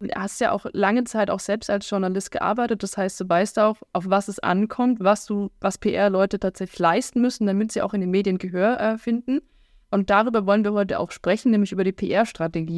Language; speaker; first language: German; native; German